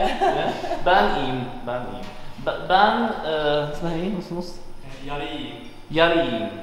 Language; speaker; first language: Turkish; non-native, learner; Arabic